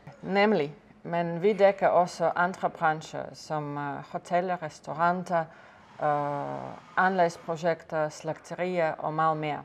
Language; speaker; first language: Danish; non-native, fluent; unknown